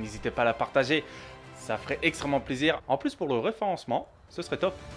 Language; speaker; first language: French; native; French